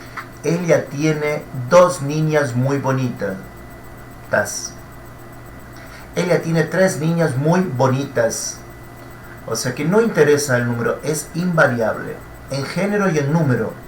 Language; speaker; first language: Spanish; non-native, fluent; Portuguese